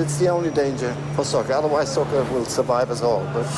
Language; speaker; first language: English; non-native, fluent; German